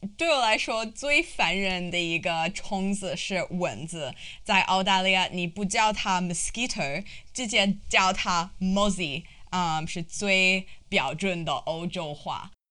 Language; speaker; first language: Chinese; non-native, fluent; English